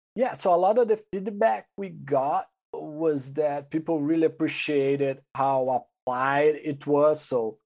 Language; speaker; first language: English; non-native, fluent; Portuguese